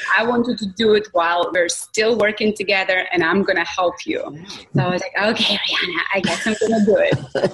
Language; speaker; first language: English; non-native, fluent; Russian